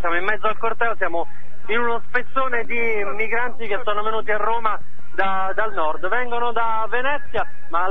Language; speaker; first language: Italian; native; Italian